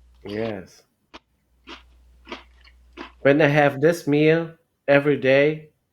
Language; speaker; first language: English; non-native, learner; German